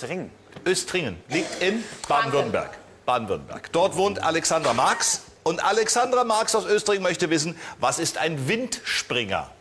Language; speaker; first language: German; native; German